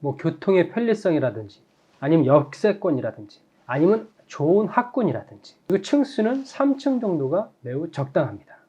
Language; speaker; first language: Korean; native; Korean